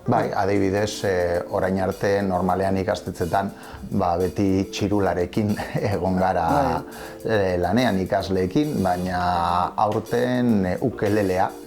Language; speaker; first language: Basque; non-native, local second language; Spanish